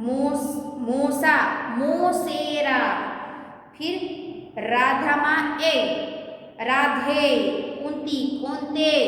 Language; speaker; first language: Hindi; non-native, local second language; Gujarati